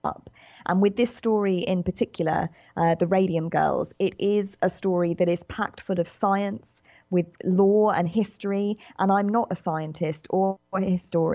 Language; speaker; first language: English; native; English